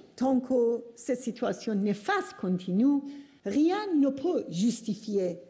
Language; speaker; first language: French; non-native, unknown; Persian